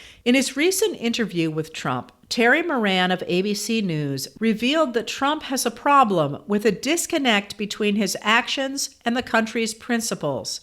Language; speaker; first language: English; native; English